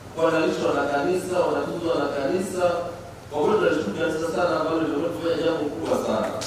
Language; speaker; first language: Swahili; native; Swahili